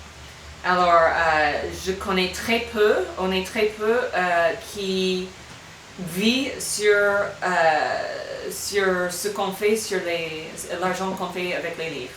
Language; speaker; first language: French; non-native, fluent; English